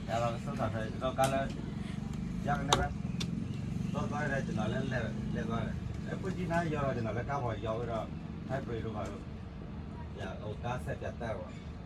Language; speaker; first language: Burmese; non-native, local second language; S'gaw Karen